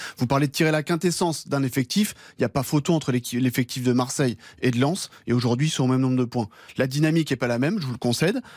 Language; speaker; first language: French; native; French